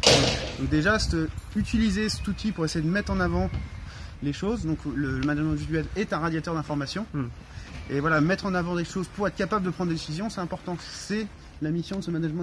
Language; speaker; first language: French; native; French